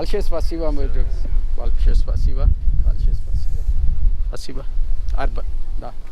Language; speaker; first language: Russian; non-native, learner; Urdu